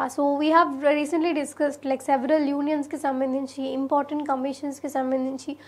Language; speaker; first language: English; non-native, local second language; Telugu